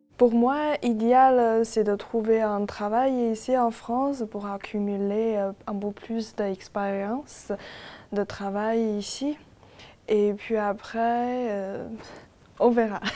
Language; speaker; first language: French; non-native, learner; Chinese